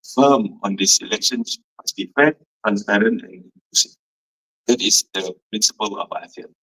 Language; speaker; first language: English; non-native, local second language; Malay